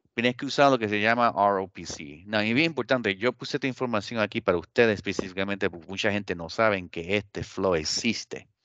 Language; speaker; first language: Spanish; early bilingual, heritage; Spanish